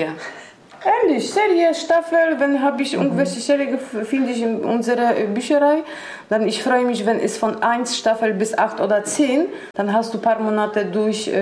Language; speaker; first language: German; non-native, learner; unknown